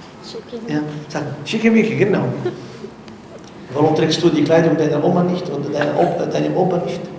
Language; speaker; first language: German; non-native, learner; Arabic